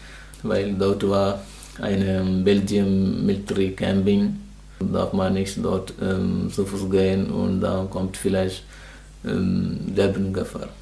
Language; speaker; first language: German; non-native, learner; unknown